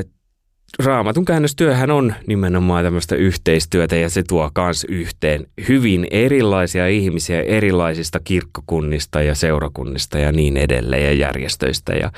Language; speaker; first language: Finnish; native; Finnish